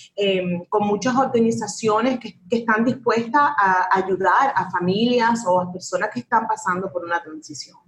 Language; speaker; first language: Spanish; early bilingual, heritage; Spanish